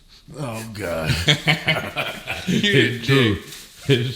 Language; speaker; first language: English; native; English